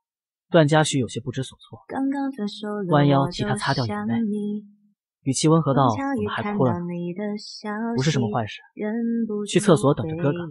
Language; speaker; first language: Chinese; native; Chinese